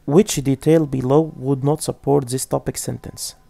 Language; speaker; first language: English; non-native, fluent; Arabic